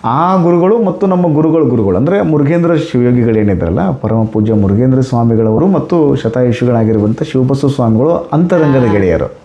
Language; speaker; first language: Kannada; native; Kannada